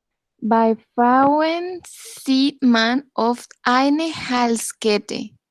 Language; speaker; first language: German; non-native, learner; Spanish